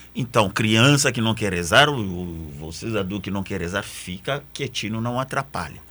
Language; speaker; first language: Portuguese; non-native, fluent; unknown